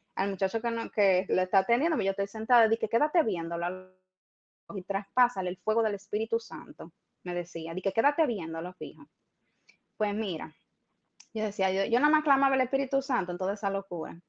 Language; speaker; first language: Spanish; native; Spanish